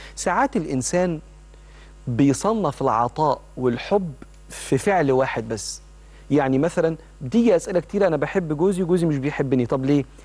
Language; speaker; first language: Arabic; native; Arabic